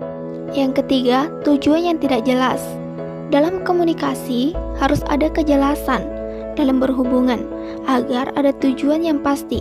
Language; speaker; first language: Indonesian; native; Indonesian